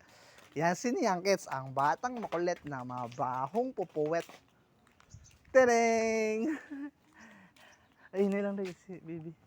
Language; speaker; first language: Filipino; non-native, local second language; Cebuano